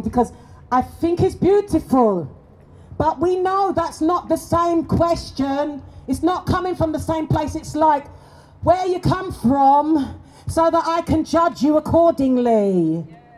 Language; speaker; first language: English; native; English